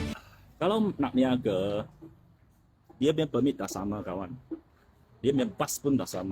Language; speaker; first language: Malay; non-native, local second language; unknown